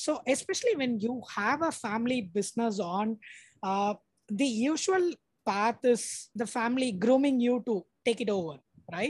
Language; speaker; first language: English; non-native, local second language; Tamil